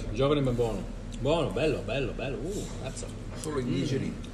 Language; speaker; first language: Italian; native; Italian